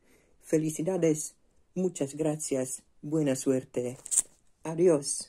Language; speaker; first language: Spanish; non-native, learner; Polish